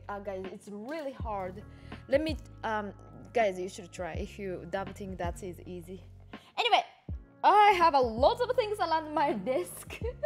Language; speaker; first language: English; non-native, fluent; Japanese